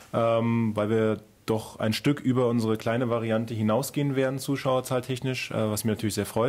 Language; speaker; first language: German; native; German